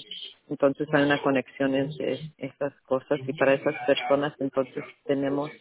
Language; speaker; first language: Spanish; early bilingual, heritage; Spanish